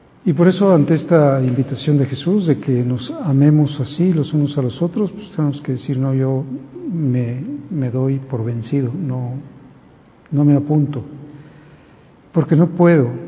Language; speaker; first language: Spanish; native; Spanish